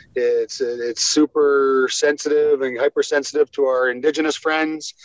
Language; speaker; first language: English; native; English